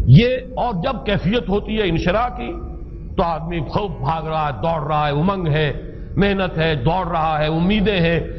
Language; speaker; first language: Urdu; native; Urdu